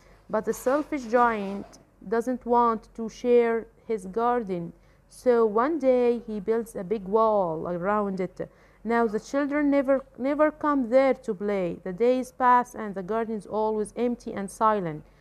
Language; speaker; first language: English; non-native, fluent; Arabic